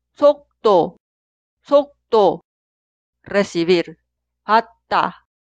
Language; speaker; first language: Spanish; non-native, fluent; Korean